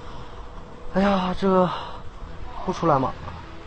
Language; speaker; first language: Chinese; native; Chinese